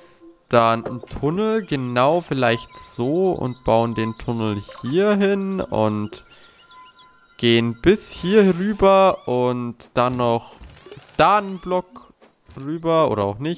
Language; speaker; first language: German; native; German